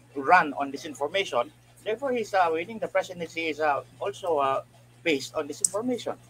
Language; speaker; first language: English; non-native, local second language; Filipino